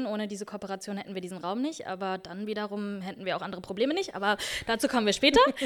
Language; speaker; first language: German; native; German